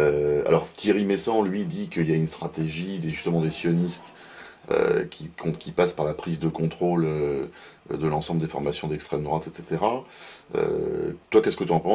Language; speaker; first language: French; native; French